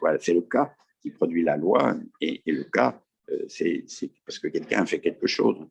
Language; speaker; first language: French; native; French